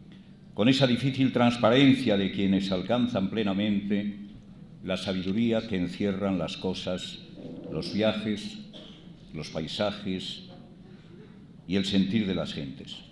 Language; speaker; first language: Spanish; native; Spanish